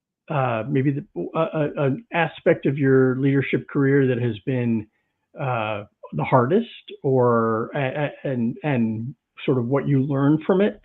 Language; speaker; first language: English; native; English